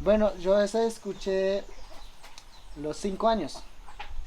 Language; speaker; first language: Spanish; non-native, local second language; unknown